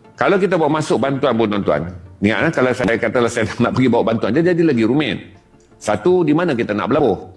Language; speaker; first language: Malay; native; Malay